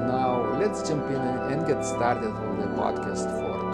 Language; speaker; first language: English; non-native, fluent; Lithuanian